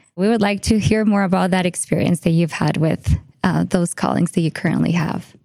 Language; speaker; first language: English; non-native, fluent; Spanish